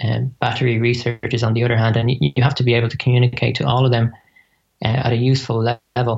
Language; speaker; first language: English; native; English